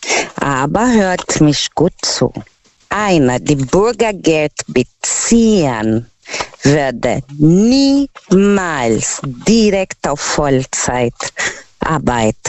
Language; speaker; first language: German; non-native, learner; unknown